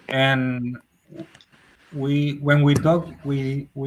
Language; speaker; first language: English; non-native, learner; Spanish